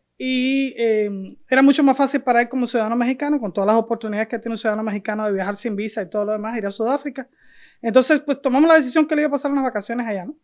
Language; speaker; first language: Spanish; native; Spanish